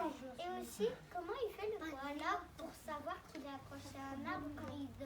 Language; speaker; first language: French; native; French